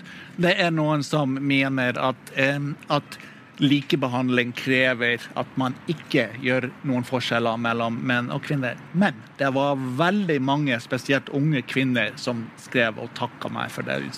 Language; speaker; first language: Norwegian; non-native, fluent; English